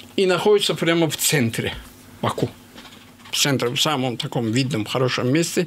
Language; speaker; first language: Russian; non-native, local second language; Azerbaijani